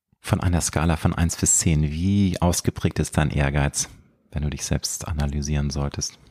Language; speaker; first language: German; native; German